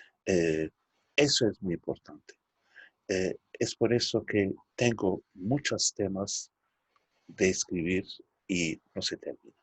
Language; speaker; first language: Spanish; non-native, fluent; Turkish